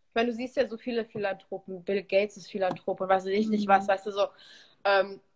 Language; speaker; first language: German; early bilingual, other home language; Polish